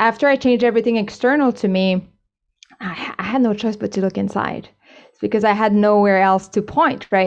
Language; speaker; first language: English; native; English